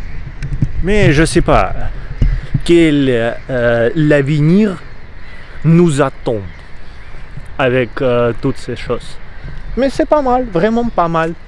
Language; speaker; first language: French; non-native, learner; Russian